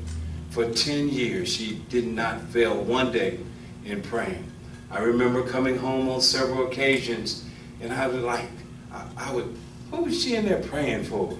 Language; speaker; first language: English; native; English